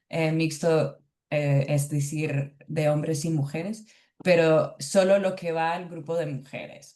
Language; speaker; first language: Spanish; early bilingual, heritage; Spanish